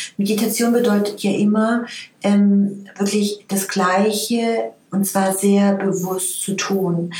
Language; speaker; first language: German; native; German